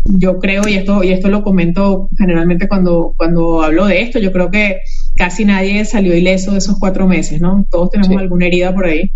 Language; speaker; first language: Spanish; native; Spanish